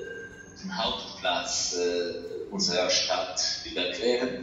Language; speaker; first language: German; non-native, fluent; Ukrainian